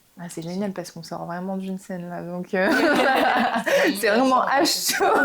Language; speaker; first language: French; native; French